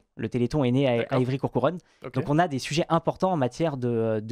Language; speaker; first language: French; native; French